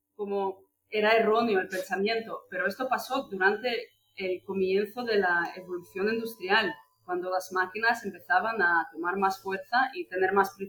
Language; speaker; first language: Spanish; non-native, fluent; Russian